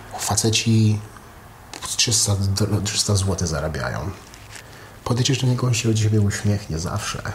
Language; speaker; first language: Polish; early bilingual, heritage; Polish